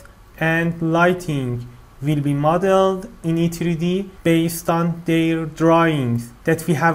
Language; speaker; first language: English; non-native, fluent; Persian